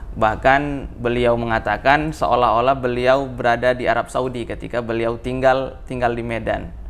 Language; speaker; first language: Indonesian; native; Indonesian